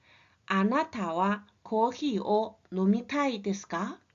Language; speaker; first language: Japanese; non-native, fluent; Chinese